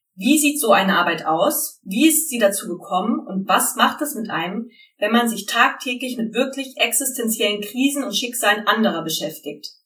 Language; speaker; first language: German; native; German